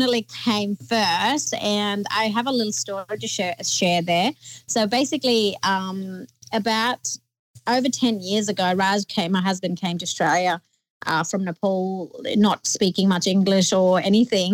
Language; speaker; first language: English; non-native, local second language; Nepali